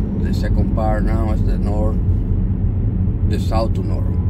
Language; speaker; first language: English; non-native, learner; Spanish